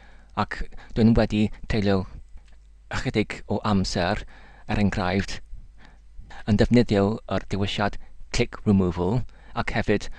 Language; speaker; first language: Welsh; non-native, learner; English